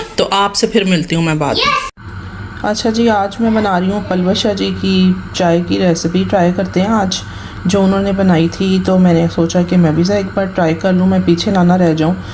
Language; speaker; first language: Urdu; non-native, local second language; Punjabi